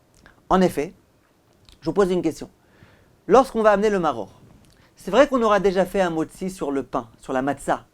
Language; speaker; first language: French; native; French